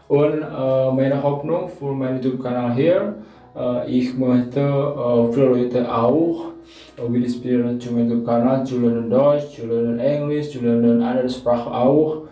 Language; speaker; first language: German; non-native, learner; Indonesian